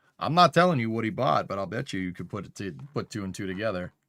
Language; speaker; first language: English; native; English